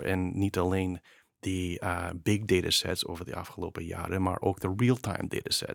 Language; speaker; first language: Dutch; non-native, fluent; English